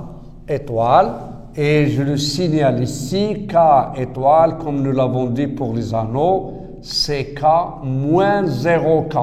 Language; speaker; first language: French; non-native, local second language; Arabic